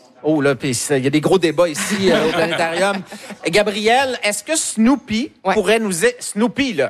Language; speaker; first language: French; native; French